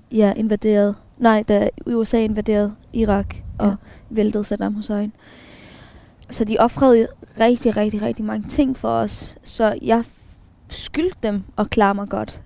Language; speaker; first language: Danish; early bilingual, other home language; Arabic